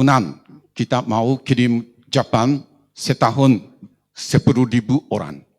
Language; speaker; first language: Indonesian; non-native, learner; Japanese